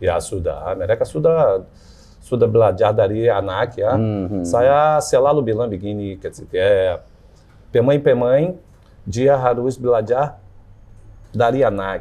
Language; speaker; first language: Indonesian; non-native, fluent; Portuguese